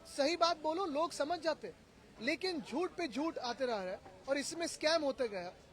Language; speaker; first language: Hindi; non-native, local second language; Marathi